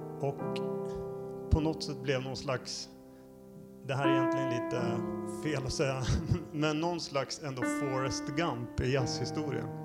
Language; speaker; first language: Swedish; native; Swedish